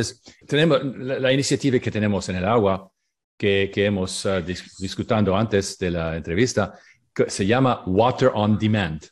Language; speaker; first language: Spanish; non-native, learner; English